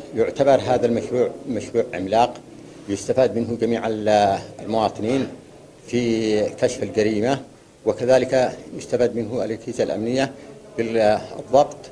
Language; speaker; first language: Arabic; native; Arabic